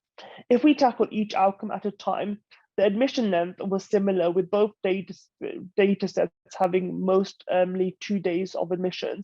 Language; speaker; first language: English; native; English